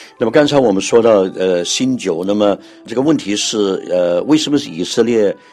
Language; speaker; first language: Chinese; non-native, local second language; Cantonese